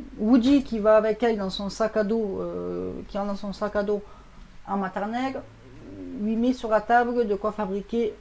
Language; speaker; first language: French; native; French